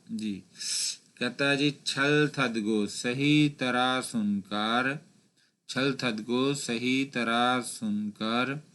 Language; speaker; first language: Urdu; non-native, local second language; Punjabi